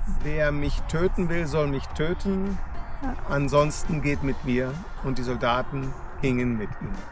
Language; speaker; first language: German; native; German